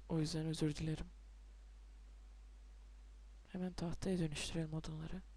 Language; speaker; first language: Turkish; native; Turkish